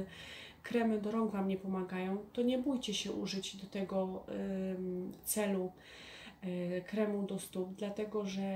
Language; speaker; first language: Polish; native; Polish